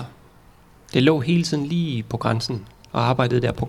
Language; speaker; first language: Danish; native; Danish